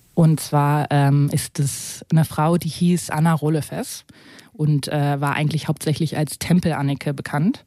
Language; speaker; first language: German; native; German